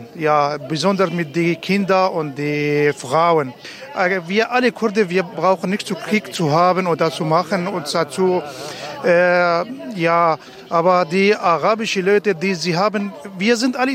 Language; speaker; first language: German; non-native, learner; Kurdish